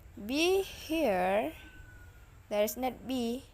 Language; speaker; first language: English; non-native, learner; Indonesian